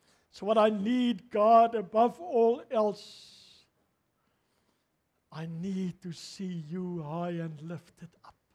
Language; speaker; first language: English; non-native, local second language; Afrikaans